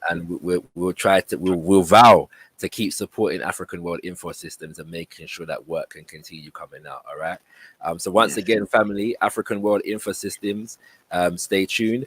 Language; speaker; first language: English; native; English